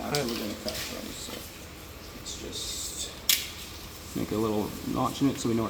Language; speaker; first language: English; native; English